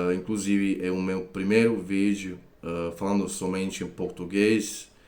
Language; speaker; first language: Portuguese; non-native, fluent; Croatian